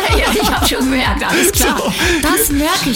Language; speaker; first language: German; native; German